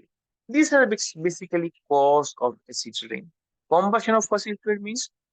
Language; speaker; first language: English; non-native, local second language; Bangla